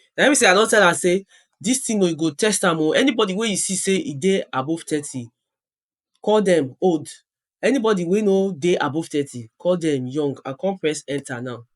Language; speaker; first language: Nigerian Pidgin; non-native, local second language; Yoruba